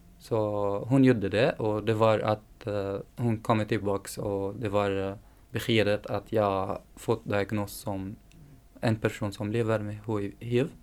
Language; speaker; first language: Swedish; non-native, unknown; Arabic